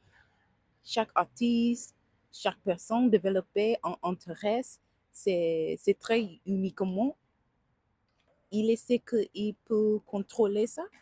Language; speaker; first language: French; non-native, learner; English